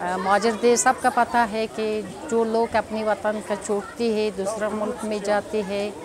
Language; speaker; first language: Hindi; non-native, learner; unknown